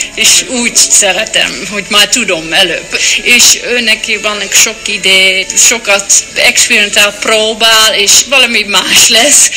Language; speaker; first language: Hungarian; non-native, learner; Dutch